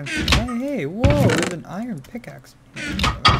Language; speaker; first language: English; native; English